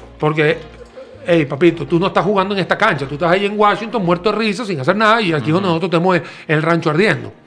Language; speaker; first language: Spanish; native; Spanish